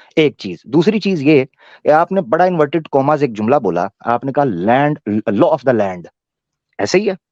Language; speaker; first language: Urdu; native; Urdu